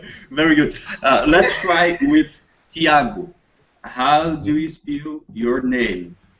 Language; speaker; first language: English; non-native, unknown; Portuguese